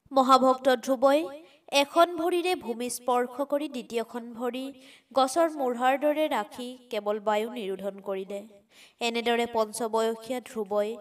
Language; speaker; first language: Assamese; native; Assamese